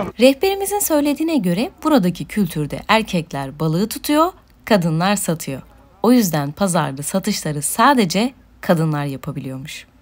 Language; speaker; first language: Turkish; native; Turkish